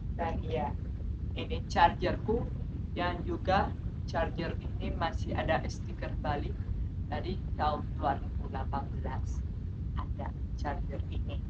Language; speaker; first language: Indonesian; non-native, fluent; Spanish